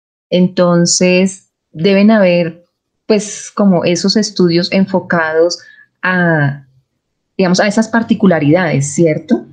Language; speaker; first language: Spanish; native; Spanish